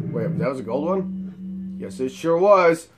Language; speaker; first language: English; native; English